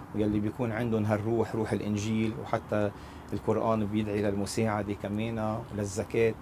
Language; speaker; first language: Arabic; native; Arabic